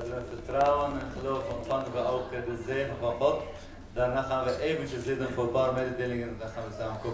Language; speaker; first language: Dutch; non-native, fluent; Arabic